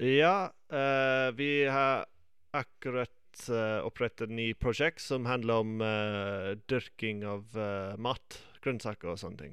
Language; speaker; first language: Norwegian; non-native, fluent; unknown